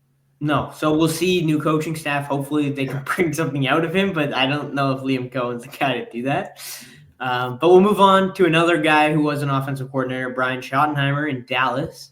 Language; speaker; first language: English; native; English